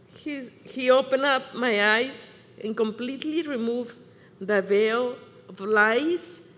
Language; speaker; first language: English; non-native, fluent; Spanish